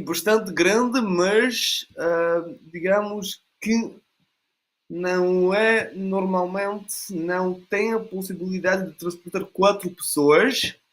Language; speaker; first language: Portuguese; non-native, fluent; Italian